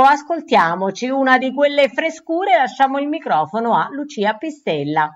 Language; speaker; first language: Italian; native; Italian